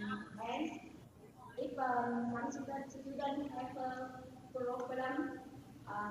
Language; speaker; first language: English; non-native, learner; Vietnamese